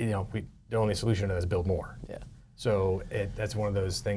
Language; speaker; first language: English; native; English